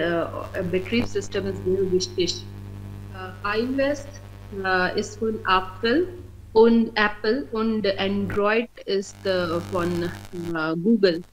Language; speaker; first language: German; non-native, learner; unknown